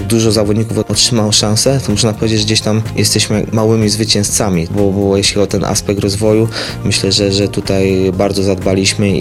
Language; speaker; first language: Polish; native; Polish